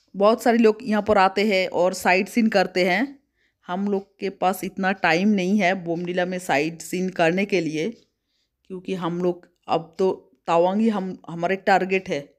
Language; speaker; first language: Hindi; non-native, local second language; Bangla